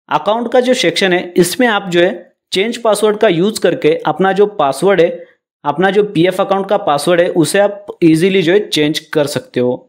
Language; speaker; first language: Hindi; non-native, local second language; Marathi